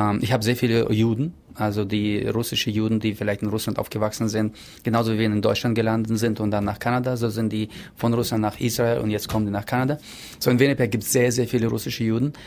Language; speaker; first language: German; early bilingual, heritage; German